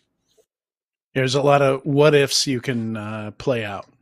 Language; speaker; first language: English; native; English